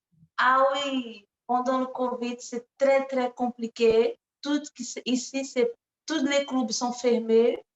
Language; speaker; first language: French; non-native, learner; Portuguese